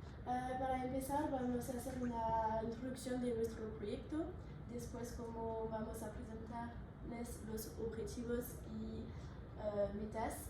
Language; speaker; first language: Spanish; non-native, learner; French